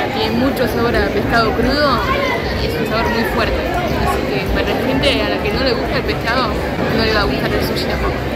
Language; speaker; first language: Spanish; non-native, fluent; French